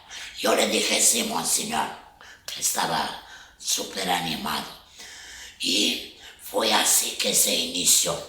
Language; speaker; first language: Spanish; non-native, fluent; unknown